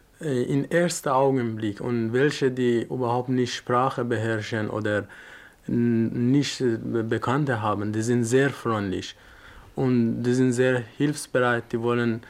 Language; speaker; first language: German; non-native, fluent; Persian